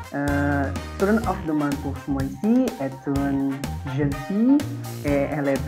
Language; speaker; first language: French; non-native, fluent; Indonesian